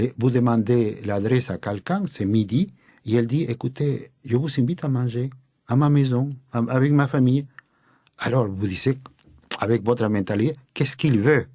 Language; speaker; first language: French; non-native, fluent; Spanish